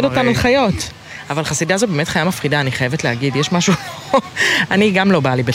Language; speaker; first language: Hebrew; native; Hebrew